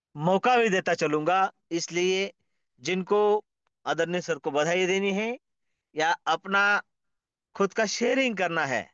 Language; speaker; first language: Hindi; non-native, local second language; Marathi